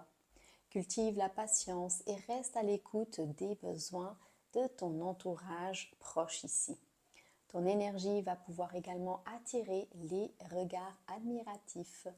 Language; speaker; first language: French; native; French